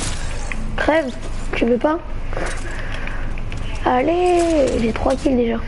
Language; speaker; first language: French; native; French